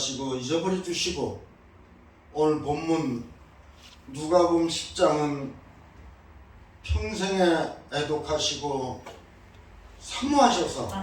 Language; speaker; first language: Korean; native; Korean